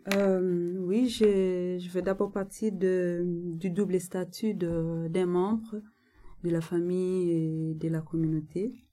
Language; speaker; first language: French; non-native, local second language; Nande